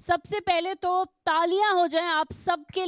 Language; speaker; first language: Hindi; native; Hindi